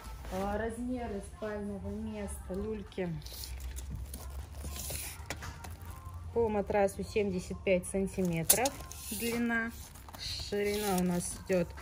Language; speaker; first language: Russian; native; Russian